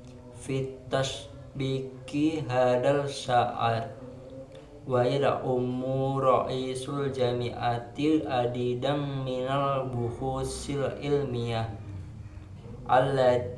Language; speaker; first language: Arabic; non-native, learner; Indonesian